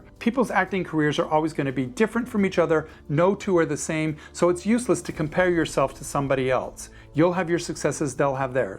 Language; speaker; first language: English; native; English